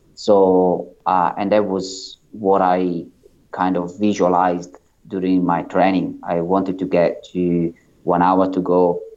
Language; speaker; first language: English; non-native, fluent; Italian